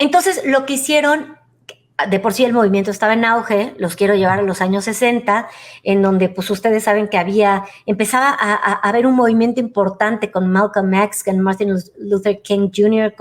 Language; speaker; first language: Spanish; native; Spanish